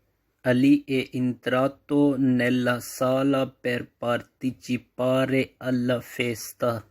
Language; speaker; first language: Italian; non-native, fluent; Urdu